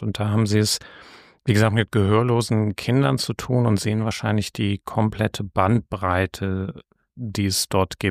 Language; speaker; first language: German; native; German